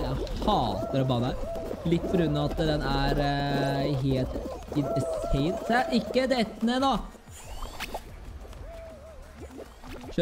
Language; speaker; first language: Norwegian; native; Norwegian